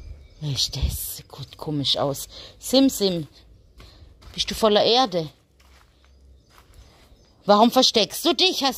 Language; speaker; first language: German; native; German